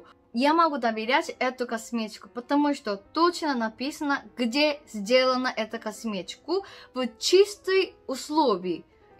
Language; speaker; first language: Russian; non-native, learner; Korean